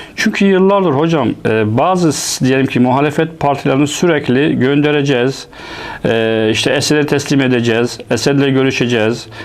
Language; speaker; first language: Turkish; non-native, fluent; Arabic